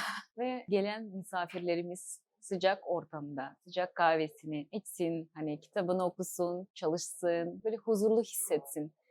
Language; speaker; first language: Turkish; non-native, fluent; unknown